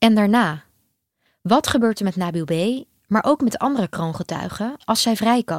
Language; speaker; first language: Dutch; native; Dutch